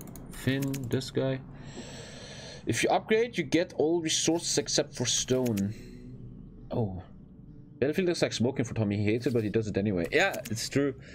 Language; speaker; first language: English; non-native, fluent; German